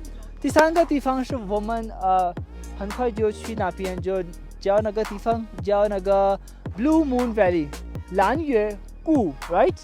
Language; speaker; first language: Chinese; non-native, fluent; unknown